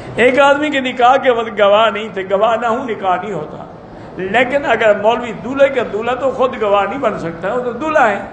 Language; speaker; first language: Urdu; native; Urdu